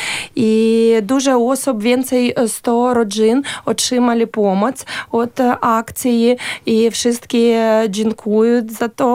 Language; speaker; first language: Polish; non-native, learner; Ukrainian